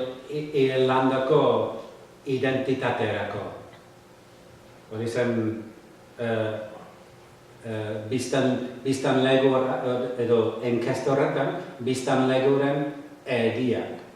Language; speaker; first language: Basque; non-native, learner; English